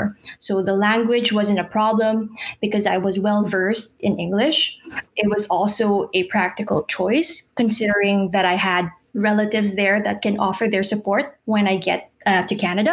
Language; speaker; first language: English; non-native, local second language; Filipino